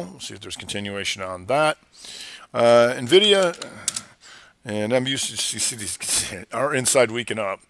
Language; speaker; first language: English; native; English